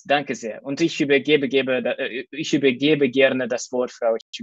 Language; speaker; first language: German; non-native, fluent; Russian